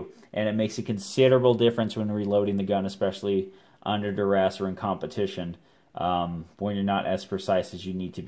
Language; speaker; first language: English; native; English